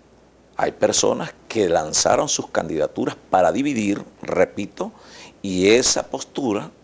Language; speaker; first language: Spanish; native; Spanish